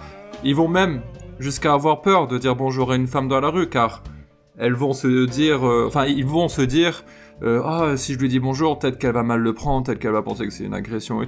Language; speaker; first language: French; native; French